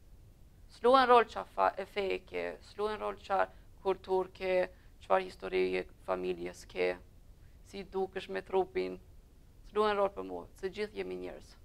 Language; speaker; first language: Albanian; early bilingual, heritage; Albanian